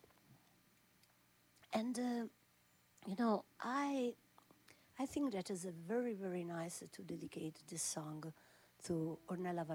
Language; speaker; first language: English; non-native, learner; Italian